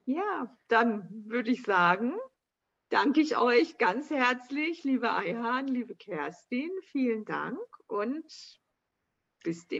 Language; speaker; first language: German; native; German